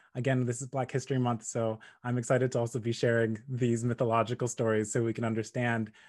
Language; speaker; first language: English; native; English